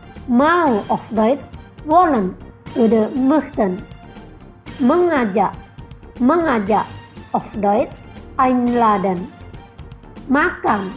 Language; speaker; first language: German; non-native, fluent; Indonesian